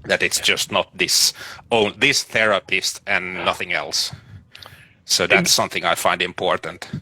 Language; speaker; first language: English; non-native, fluent; Finnish